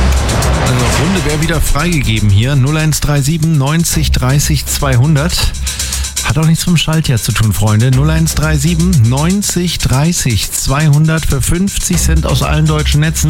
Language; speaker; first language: German; native; German